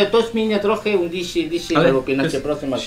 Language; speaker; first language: Polish; non-native, learner; Spanish